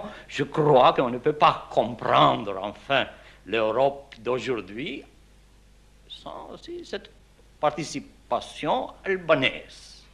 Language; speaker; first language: French; non-native, fluent; Albanian